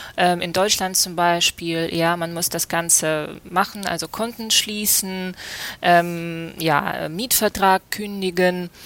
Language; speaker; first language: German; non-native, fluent; Russian